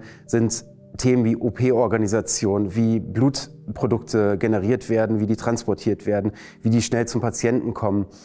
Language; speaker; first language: German; native; German